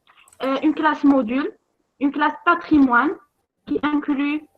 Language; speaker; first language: French; non-native, local second language; Arabic